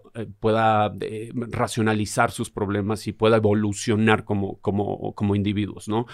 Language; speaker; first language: Spanish; native; Spanish